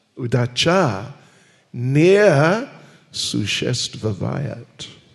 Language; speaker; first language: Russian; non-native, learner; English